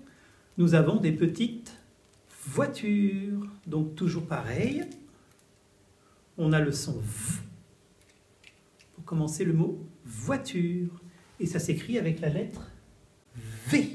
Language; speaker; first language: French; native; French